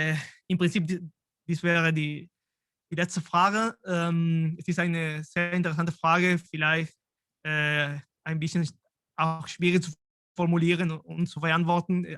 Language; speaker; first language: German; non-native, fluent; Spanish